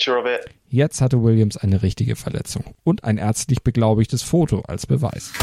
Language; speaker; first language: German; native; German